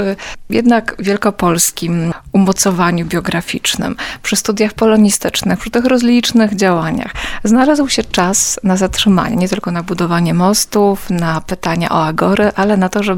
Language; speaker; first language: Polish; native; Polish